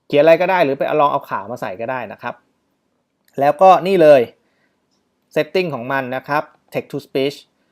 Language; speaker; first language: Thai; native; Thai